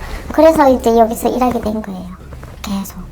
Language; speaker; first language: Korean; native; Korean